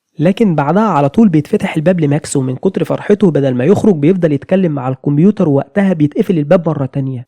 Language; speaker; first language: Arabic; native; Arabic